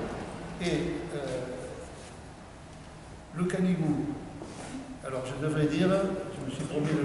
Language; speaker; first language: French; native; French